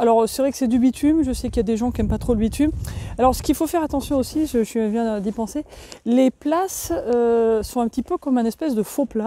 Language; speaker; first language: French; native; French